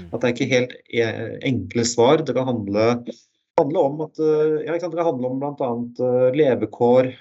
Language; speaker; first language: Norwegian; native; Norwegian